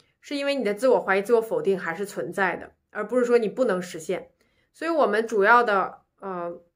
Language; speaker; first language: Chinese; native; Chinese